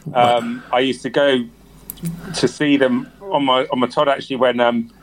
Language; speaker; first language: English; native; English